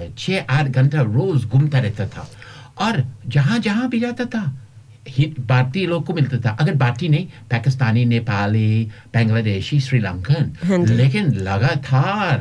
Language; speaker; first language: Hindi; non-native, learner; English